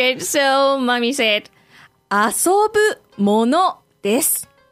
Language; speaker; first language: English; non-native, fluent; Japanese